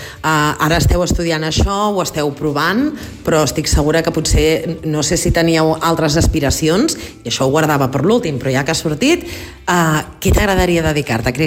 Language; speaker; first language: Catalan; native; Catalan